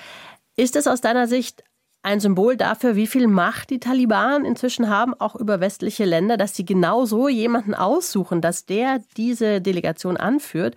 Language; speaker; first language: German; native; German